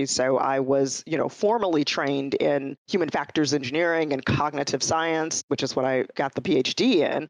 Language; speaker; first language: English; native; English